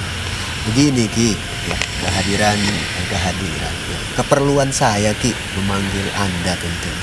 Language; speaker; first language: Indonesian; native; Indonesian